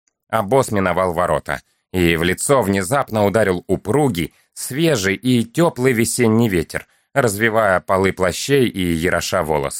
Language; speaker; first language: Russian; native; Russian